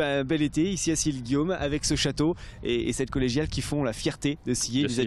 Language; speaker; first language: French; native; French